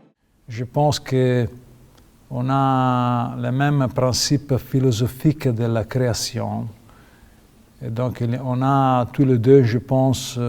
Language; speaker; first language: French; non-native, fluent; Italian